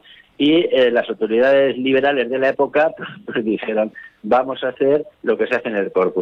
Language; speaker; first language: Spanish; native; Spanish